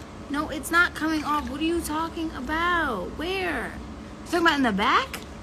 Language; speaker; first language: English; native; English